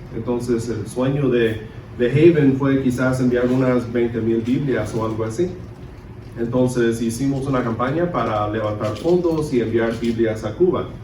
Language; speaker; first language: Spanish; early bilingual, other home language; English